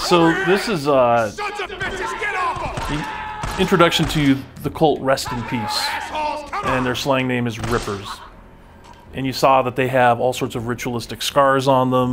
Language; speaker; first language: English; native; English